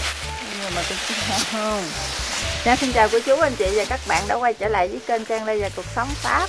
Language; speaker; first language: Vietnamese; native; Vietnamese